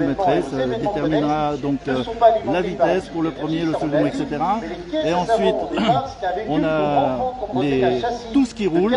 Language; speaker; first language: French; native; French